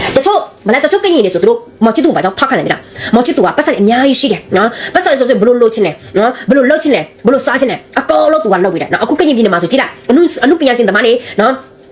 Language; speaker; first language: Burmese; non-native, local second language; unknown